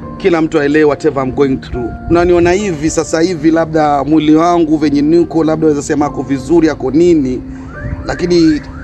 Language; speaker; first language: Swahili; non-native, local second language; Giryama